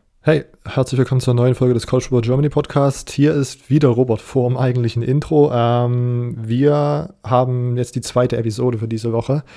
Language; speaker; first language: German; native; German